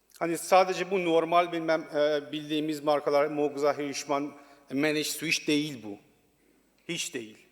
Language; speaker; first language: Turkish; non-native, learner; Persian